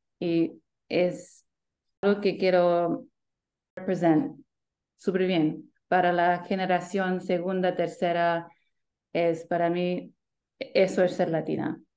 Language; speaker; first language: Spanish; early bilingual, heritage; Spanish